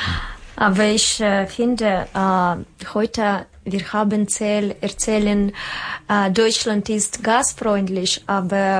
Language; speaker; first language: German; non-native, learner; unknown